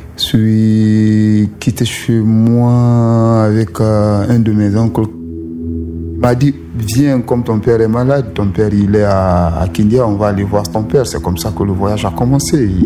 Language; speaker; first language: French; non-native, local second language; Susu